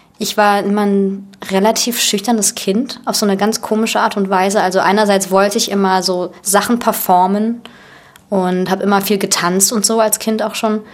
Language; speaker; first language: German; early bilingual, other home language; Russian